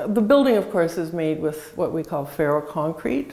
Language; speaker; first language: English; native; English